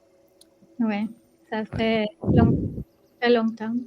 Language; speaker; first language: French; non-native, learner; Spanish